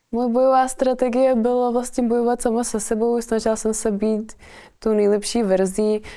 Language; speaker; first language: Czech; native; Czech